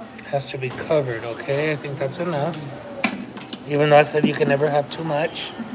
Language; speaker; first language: English; early bilingual, other home language; Spanish